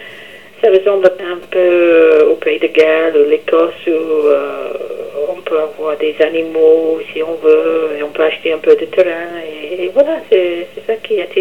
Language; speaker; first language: French; non-native, fluent; English